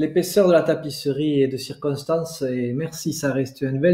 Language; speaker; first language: French; native; French